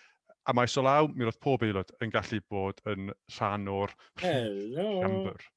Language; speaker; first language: Welsh; native; Welsh